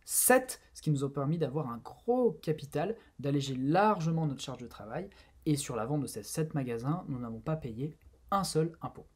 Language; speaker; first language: French; native; French